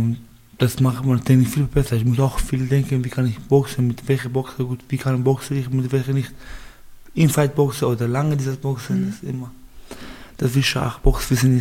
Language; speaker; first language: German; non-native, learner; Baluchi